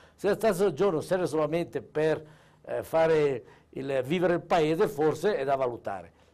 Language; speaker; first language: Italian; native; Italian